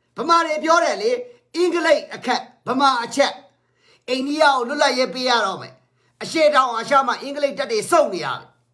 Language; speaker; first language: Burmese; non-native, local second language; Kachin